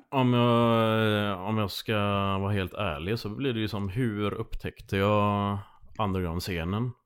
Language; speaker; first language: Swedish; native; Swedish